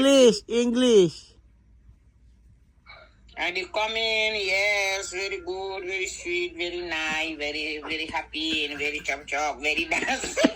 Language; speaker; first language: English; non-native, learner; Fang